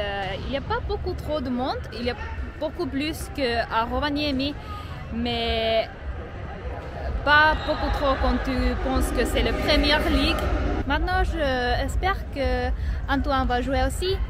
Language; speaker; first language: French; non-native, fluent; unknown